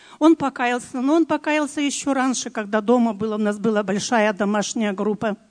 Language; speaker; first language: Russian; native; Russian